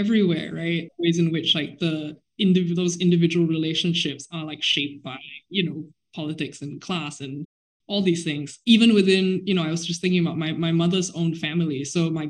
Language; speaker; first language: English; native; English